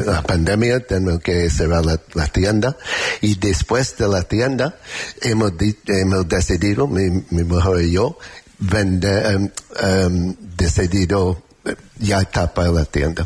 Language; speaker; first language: Spanish; non-native, learner; English